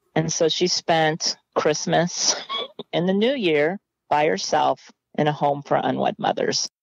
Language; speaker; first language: English; native; English